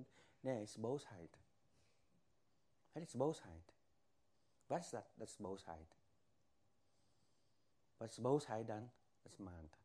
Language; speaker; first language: Dutch; non-native, fluent; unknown